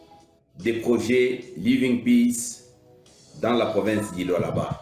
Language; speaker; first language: French; non-native, local second language; Swahili